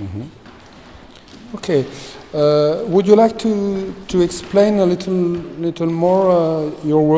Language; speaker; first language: English; non-native, fluent; French